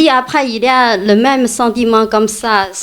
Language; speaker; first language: French; non-native, learner; Chinese